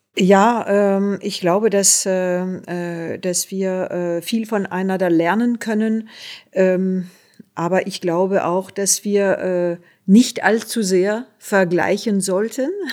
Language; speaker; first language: German; non-native, fluent; French